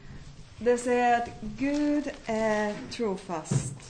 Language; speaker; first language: Swedish; non-native, fluent; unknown